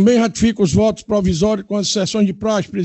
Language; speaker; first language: Portuguese; native; Portuguese